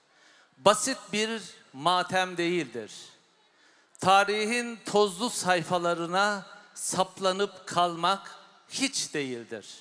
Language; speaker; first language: Turkish; native; Turkish